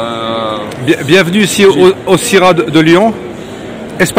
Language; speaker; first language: French; native; French